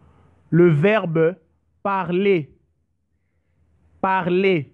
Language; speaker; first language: French; non-native, fluent; English